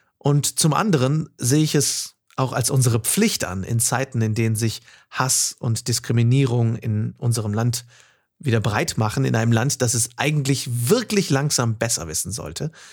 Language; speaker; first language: German; native; German